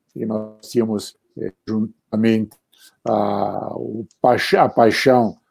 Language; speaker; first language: Portuguese; non-native, fluent; Italian